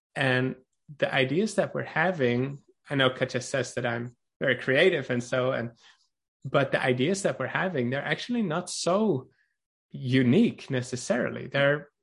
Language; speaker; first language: English; non-native, fluent; Dutch